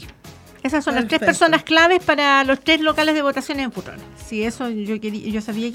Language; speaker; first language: Spanish; native; Spanish